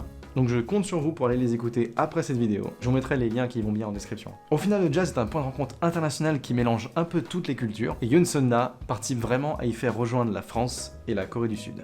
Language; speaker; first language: French; native; French